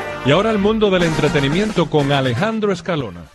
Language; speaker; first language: Spanish; native; Spanish